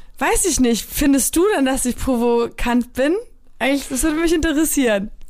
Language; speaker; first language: German; early bilingual, other home language; Polish